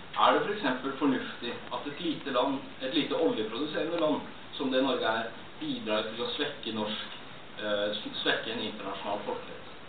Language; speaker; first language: Norwegian; native; Norwegian